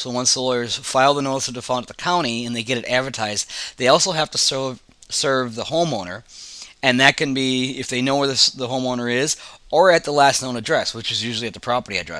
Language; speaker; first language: English; native; English